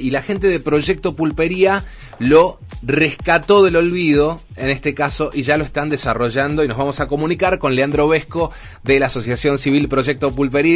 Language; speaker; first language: Spanish; native; Spanish